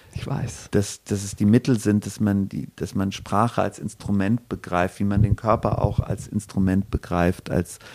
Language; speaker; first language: German; native; German